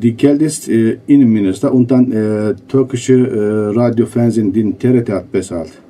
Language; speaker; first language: German; non-native, learner; Kurdish